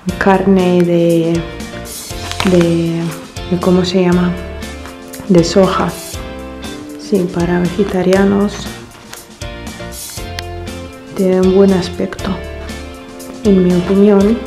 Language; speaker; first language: Spanish; non-native, fluent; Russian